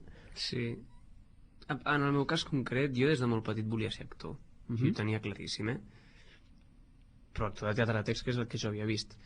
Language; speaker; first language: Catalan; native; Catalan